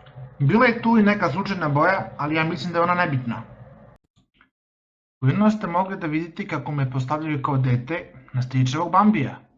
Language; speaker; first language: Bosnian; native; Bosnian